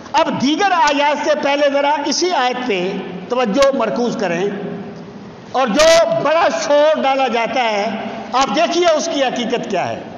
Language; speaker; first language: Urdu; non-native, local second language; Punjabi